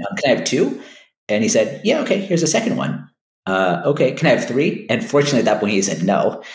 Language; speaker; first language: English; native; English